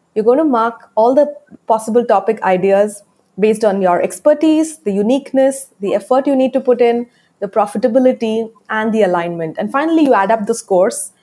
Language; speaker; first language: English; non-native, local second language; Tamil